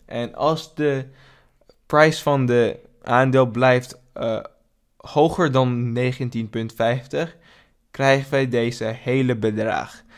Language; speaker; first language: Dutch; non-native, learner; English